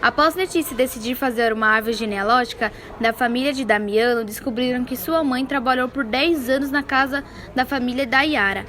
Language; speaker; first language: Portuguese; native; Portuguese